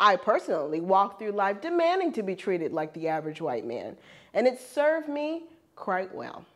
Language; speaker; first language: English; non-native, fluent; German